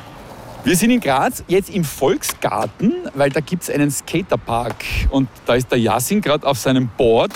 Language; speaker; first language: German; native; German